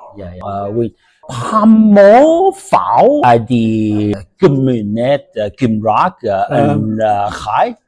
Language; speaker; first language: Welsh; non-native, learner; Cantonese